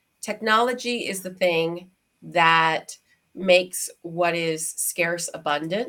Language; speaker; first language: English; native; English